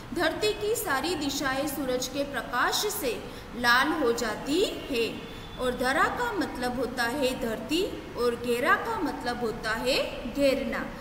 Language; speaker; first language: Hindi; non-native, local second language; Gujarati